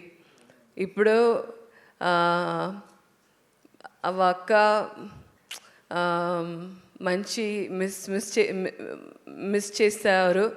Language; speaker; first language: Telugu; non-native, learner; Tamil